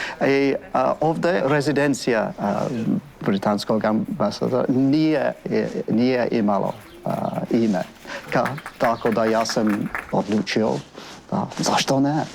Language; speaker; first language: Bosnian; non-native, fluent; English